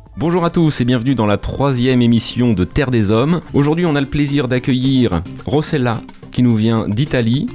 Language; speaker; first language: French; native; French